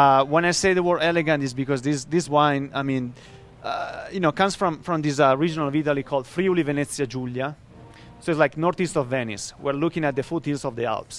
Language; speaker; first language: English; non-native, fluent; Italian